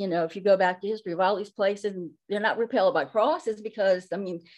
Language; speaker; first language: English; native; English